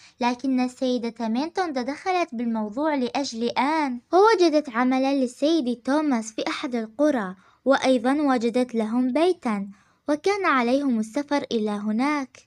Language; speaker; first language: Arabic; native; Arabic